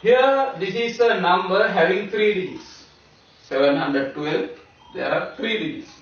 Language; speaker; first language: English; non-native, local second language; Sinhala